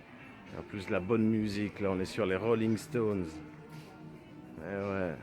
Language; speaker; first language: French; native; French